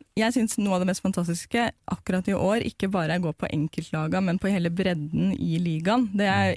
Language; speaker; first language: Norwegian; native; Norwegian